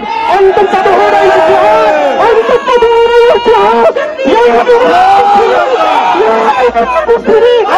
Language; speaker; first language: Arabic; non-native, fluent; Bangla